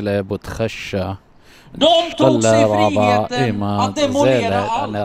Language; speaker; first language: Swedish; early bilingual, other home language; Assyrian Neo-Aramaic